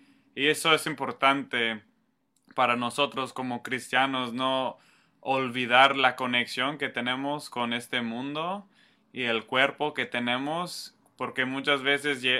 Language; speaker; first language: Spanish; non-native, fluent; English